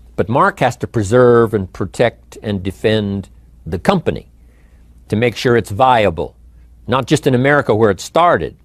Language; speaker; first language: English; native; English